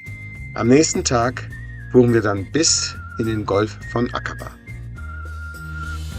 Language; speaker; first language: German; native; German